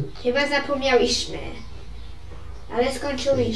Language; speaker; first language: Polish; early bilingual, heritage; Polish